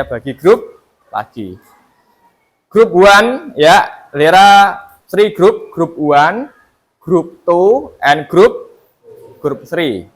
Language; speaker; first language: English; non-native, fluent; Indonesian